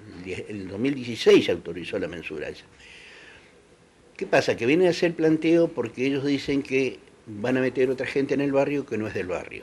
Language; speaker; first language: Spanish; native; Spanish